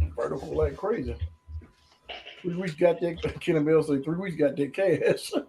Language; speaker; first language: English; native; English